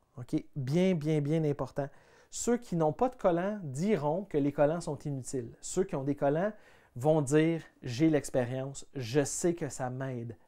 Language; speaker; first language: French; native; French